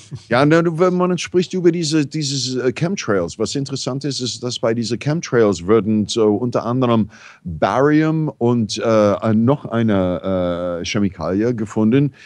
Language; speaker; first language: German; non-native, fluent; English